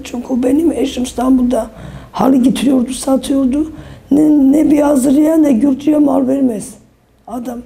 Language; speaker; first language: Turkish; non-native, fluent; Armenian